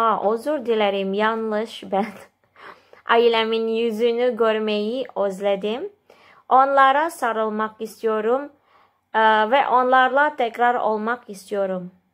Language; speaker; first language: Turkish; non-native, learner; Indonesian